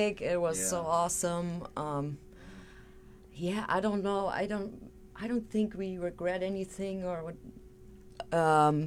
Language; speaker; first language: English; non-native, fluent; German